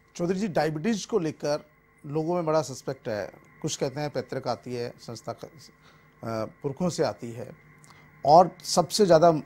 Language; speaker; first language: Hindi; native; Hindi